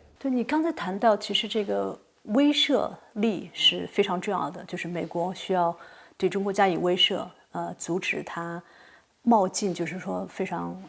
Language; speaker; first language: Chinese; native; Chinese